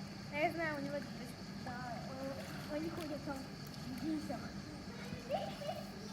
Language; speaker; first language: Russian; native; Russian